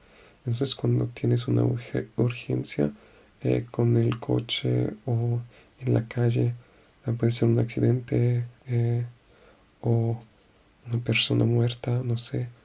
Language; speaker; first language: Spanish; non-native, learner; French